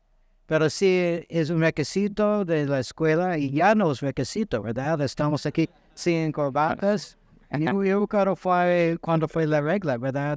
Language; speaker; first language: Spanish; non-native, fluent; English